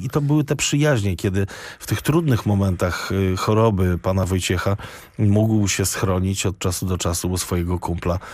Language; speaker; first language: Polish; native; Polish